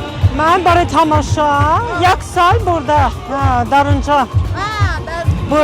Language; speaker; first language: Persian; non-native, learner; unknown